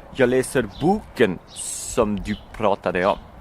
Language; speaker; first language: Swedish; non-native, fluent; French